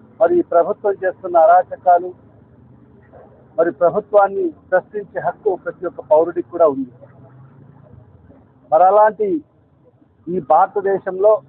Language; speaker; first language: Telugu; native; Telugu